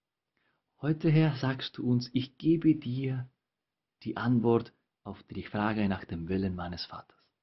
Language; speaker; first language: German; non-native, fluent; Spanish